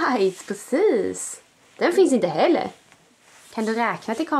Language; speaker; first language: Swedish; native; Swedish